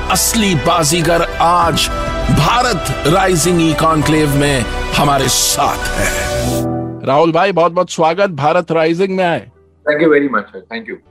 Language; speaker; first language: Hindi; native; Hindi